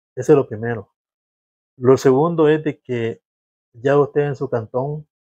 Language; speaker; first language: Spanish; native; Spanish